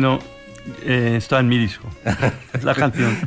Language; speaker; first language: Spanish; non-native, fluent; English